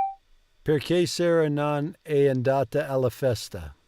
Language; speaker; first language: Italian; non-native, learner; English